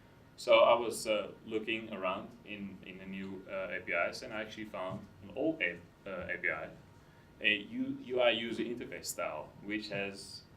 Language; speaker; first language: English; non-native, fluent; Dutch